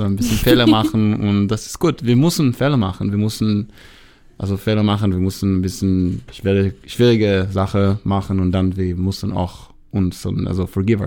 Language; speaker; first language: German; non-native, learner; Hebrew